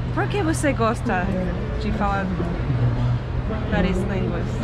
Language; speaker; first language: Portuguese; non-native, learner; English